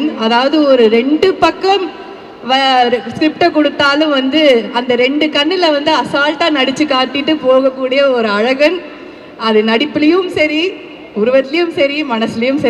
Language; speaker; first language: Tamil; native; Tamil